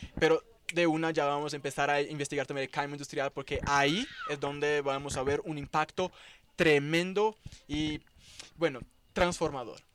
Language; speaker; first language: Spanish; non-native, fluent; Portuguese